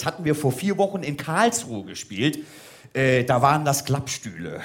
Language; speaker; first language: German; native; German